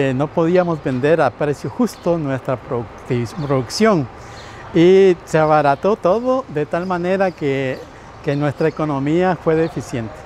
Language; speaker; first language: Spanish; native; Spanish